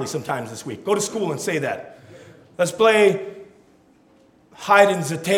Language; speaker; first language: English; early bilingual, other home language; Tongan